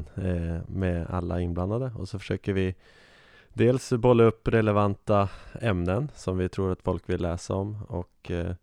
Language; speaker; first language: Swedish; native; Swedish